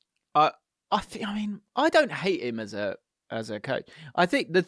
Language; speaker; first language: English; native; English